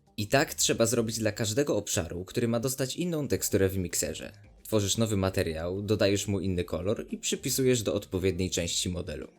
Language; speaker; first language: Polish; native; Polish